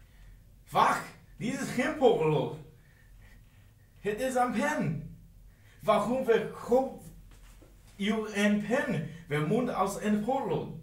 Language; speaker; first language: Dutch; non-native, learner; English